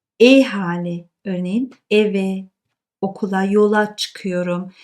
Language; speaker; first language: Turkish; native; Turkish